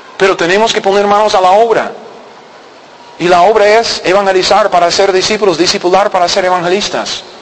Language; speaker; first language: Spanish; non-native, learner; English